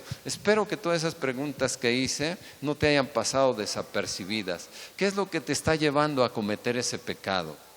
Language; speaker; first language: Spanish; native; Spanish